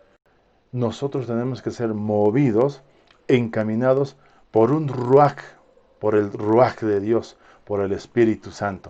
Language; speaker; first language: Spanish; native; Spanish